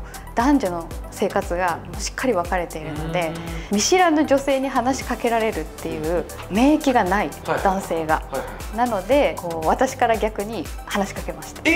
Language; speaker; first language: Japanese; native; Japanese